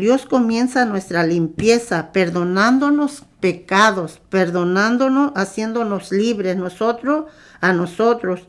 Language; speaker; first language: Spanish; native; Spanish